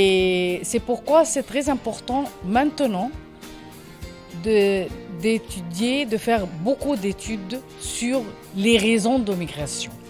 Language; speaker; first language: French; non-native, learner; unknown